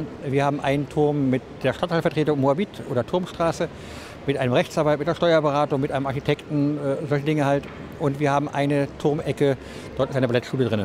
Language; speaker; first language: German; native; German